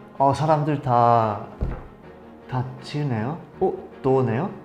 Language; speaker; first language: Korean; non-native, fluent; English